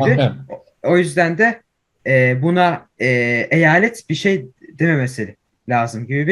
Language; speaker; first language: Turkish; early bilingual, heritage; Turkish